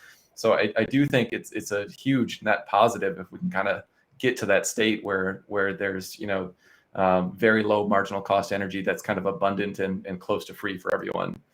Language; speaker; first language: English; native; English